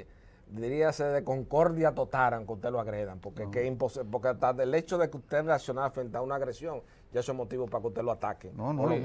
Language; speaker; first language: Spanish; native; Spanish